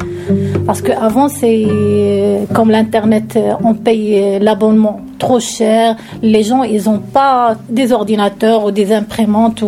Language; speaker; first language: French; non-native, learner; Arabic